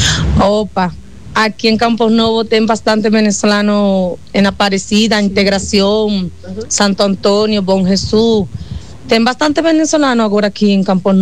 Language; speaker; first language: Portuguese; non-native, learner; Spanish